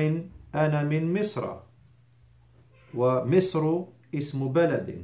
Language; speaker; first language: Arabic; non-native, fluent; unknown